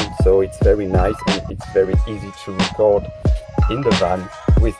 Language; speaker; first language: English; non-native, learner; French